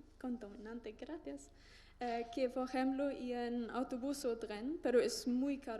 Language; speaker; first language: Spanish; non-native, learner; German